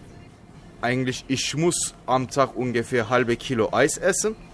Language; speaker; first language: German; non-native, fluent; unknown